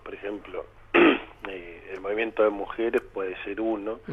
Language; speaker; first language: Spanish; native; Spanish